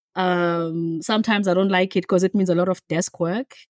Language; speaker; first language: English; non-native, local second language; Xhosa